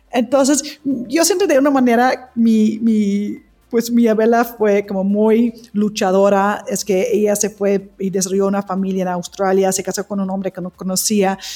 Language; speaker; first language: Spanish; non-native, fluent; English